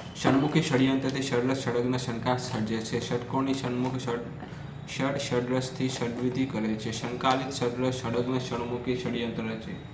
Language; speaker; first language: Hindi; non-native, local second language; Gujarati